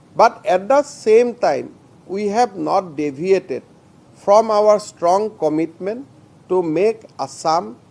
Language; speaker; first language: English; non-native, local second language; Assamese